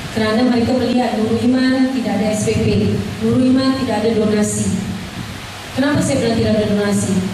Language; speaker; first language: Indonesian; non-native, fluent; English